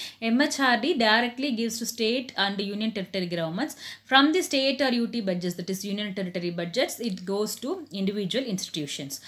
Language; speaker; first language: English; non-native, local second language; Tamil